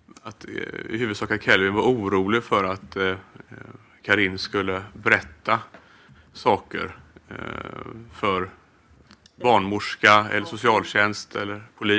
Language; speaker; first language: Swedish; native; Swedish